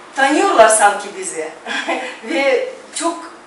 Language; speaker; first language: Turkish; non-native, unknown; Russian